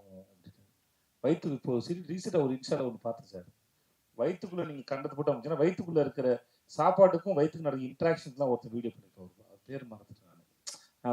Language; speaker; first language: Tamil; native; Tamil